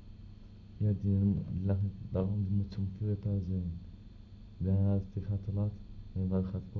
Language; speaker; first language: Dutch; non-native, learner; Arabic